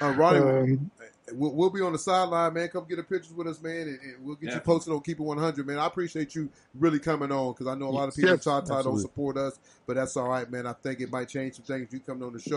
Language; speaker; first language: English; native; English